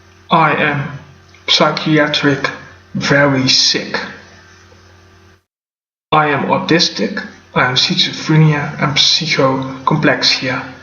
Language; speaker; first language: English; non-native, fluent; Dutch